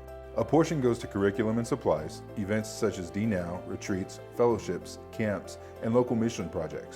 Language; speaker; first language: English; native; English